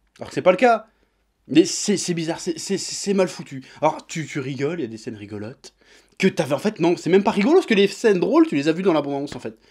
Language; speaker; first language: French; native; French